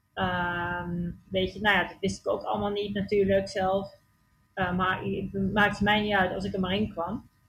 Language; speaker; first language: Dutch; native; Dutch